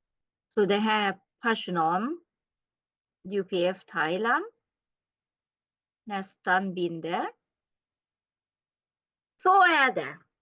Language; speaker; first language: Swedish; non-native, learner; Thai